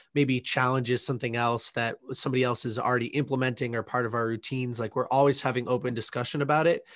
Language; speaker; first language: English; native; English